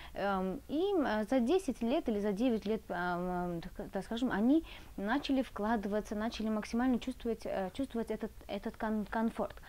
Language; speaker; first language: Russian; non-native, fluent; Azerbaijani